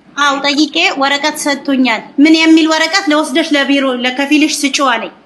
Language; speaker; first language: Amharic; native; Amharic